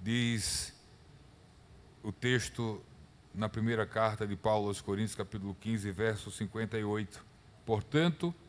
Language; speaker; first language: Portuguese; native; Portuguese